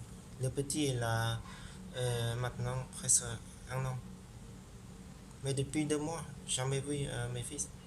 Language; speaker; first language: French; non-native, learner; Khmer